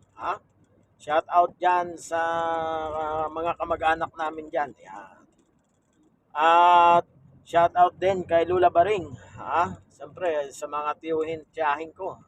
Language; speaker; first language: Filipino; native; Filipino